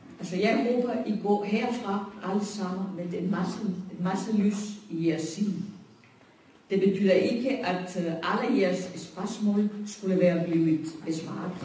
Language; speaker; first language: Danish; non-native, fluent; Spanish